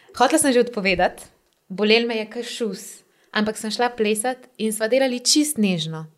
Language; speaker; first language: Slovenian; native; Slovenian